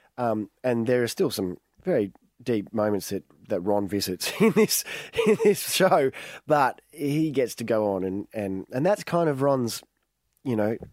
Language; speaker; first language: English; native; English